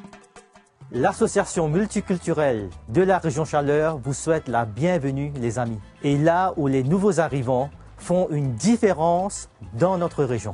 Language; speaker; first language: French; native; French